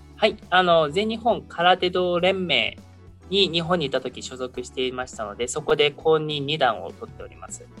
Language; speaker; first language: Japanese; native; Japanese